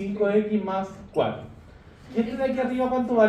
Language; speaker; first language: Spanish; native; Spanish